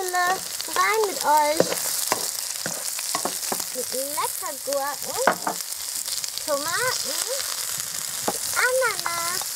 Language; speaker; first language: German; early bilingual, other home language; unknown